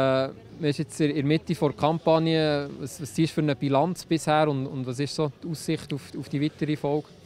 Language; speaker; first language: German; native; German